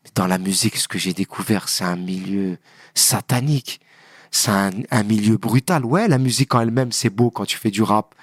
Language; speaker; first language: French; native; French